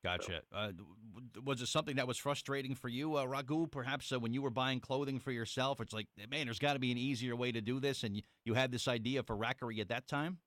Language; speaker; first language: English; native; English